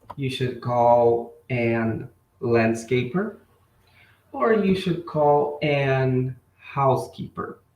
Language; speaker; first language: English; non-native, fluent; Portuguese